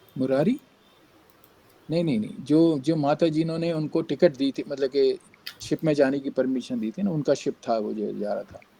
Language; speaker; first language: Hindi; native; Hindi